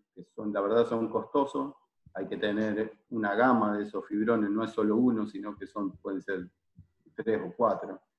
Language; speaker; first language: Spanish; native; Spanish